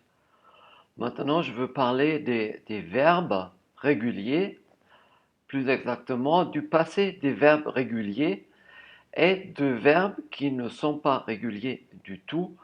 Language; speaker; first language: French; non-native, fluent; German